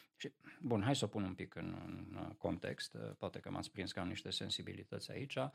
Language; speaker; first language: Romanian; non-native, local second language; Hungarian